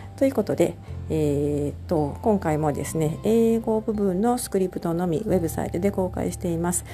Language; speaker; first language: Japanese; native; Japanese